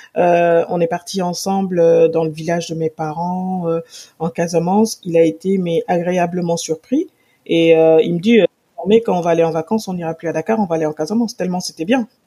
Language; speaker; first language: French; non-native, local second language; Wolof